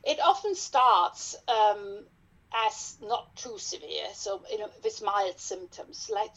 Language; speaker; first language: English; non-native, fluent; German